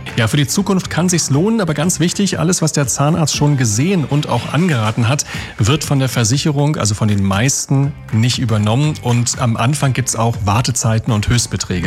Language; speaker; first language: German; native; German